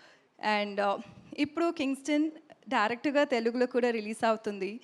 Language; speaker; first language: Telugu; non-native, learner; Tamil